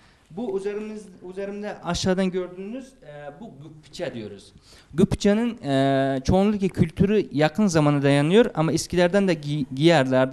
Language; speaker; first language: Turkish; non-native, fluent; Uzbek